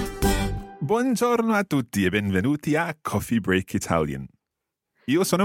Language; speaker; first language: Italian; non-native, learner; English